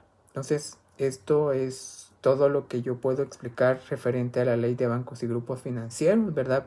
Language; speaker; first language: Spanish; native; Spanish